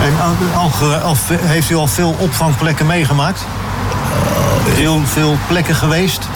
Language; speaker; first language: Dutch; native; Dutch